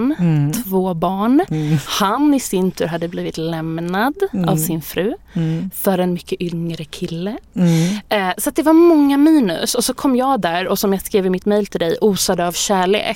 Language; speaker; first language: Swedish; native; Swedish